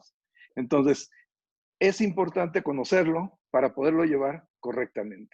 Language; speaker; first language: Spanish; native; Spanish